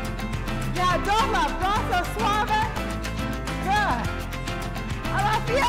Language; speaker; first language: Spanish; non-native, learner; English